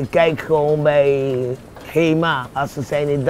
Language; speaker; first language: Dutch; non-native, fluent; Papiamento